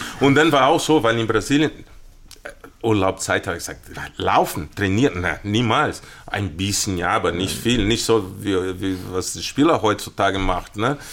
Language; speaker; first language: German; non-native, fluent; Portuguese